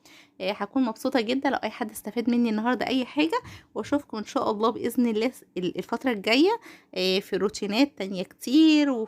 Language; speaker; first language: Arabic; native; Arabic